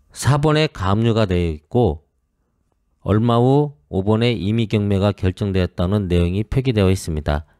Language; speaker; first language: Korean; native; Korean